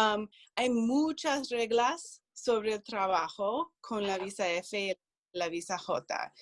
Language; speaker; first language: Spanish; non-native, fluent; English